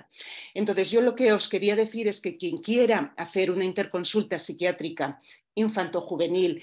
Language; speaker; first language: Spanish; native; Spanish